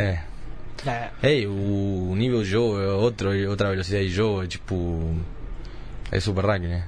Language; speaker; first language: Portuguese; early bilingual, heritage; Spanish